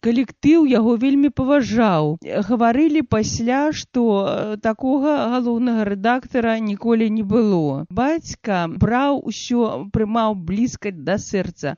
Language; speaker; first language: Belarusian; native; Belarusian